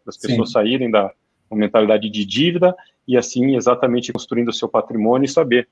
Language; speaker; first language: Portuguese; native; Portuguese